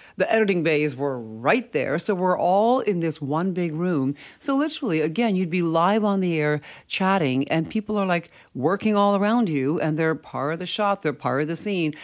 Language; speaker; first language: English; early bilingual, other home language; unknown